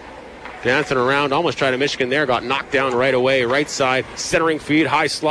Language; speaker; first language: English; native; English